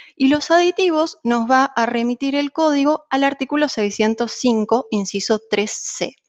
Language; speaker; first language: Spanish; native; Spanish